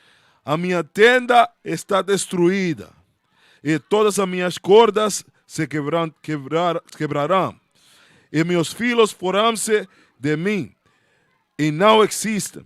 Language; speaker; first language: Portuguese; non-native, learner; Spanish